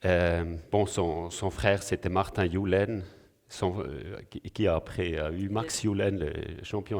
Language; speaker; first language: French; non-native, local second language; German